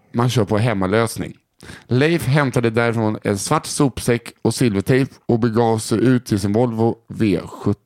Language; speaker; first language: Swedish; native; Swedish